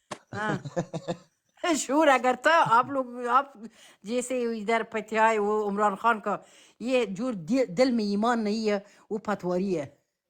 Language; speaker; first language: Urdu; non-native, fluent; Persian